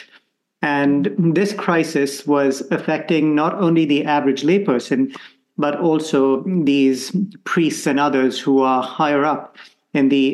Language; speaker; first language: English; non-native, local second language; Konkani